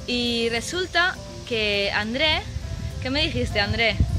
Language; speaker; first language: Spanish; native; Spanish